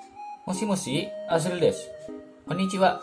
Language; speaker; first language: Japanese; non-native, learner; Indonesian